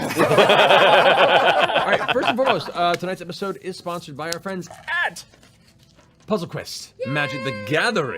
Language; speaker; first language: English; native; English